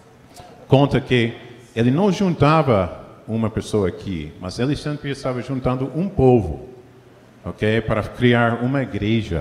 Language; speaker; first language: Portuguese; non-native, fluent; English